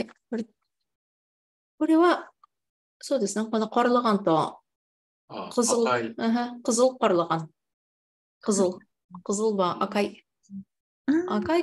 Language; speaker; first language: Japanese; non-native, fluent; Tatar